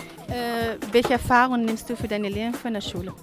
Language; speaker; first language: German; non-native, learner; Spanish